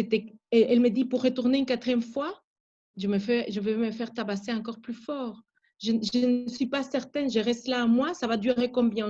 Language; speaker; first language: French; non-native, fluent; Spanish